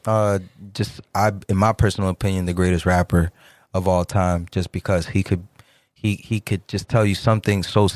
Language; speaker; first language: English; early bilingual, other home language; Spanish